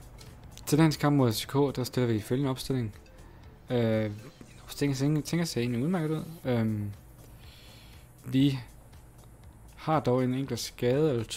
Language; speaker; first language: Danish; native; Danish